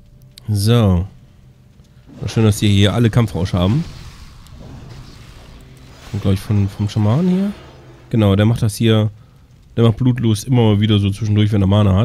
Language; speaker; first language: German; native; German